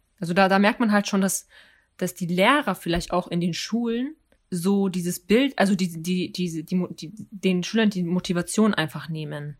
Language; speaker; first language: German; early bilingual, other home language; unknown